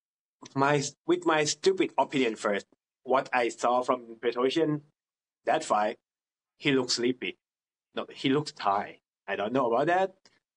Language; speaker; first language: English; non-native, fluent; Thai